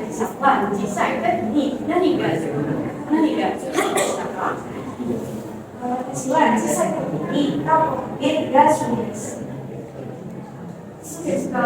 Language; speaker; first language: Japanese; non-native, fluent; Indonesian